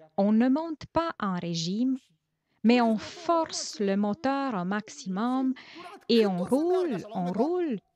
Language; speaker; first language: French; non-native, fluent; Romanian